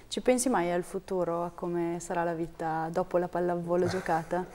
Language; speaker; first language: Italian; native; Italian